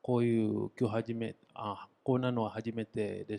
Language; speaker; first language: Japanese; non-native, fluent; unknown